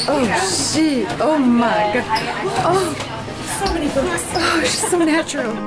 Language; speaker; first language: English; native; English